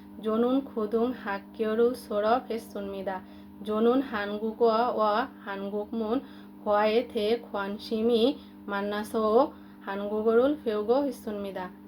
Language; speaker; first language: Korean; non-native, learner; Bangla